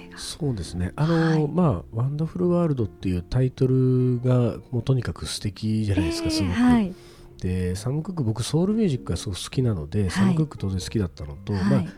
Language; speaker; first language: Japanese; native; Japanese